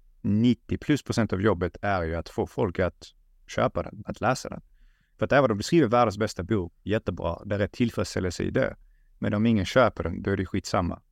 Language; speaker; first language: Swedish; early bilingual, other home language; Russian